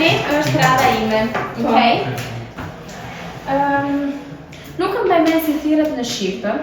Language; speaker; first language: Albanian; early bilingual, heritage; Albanian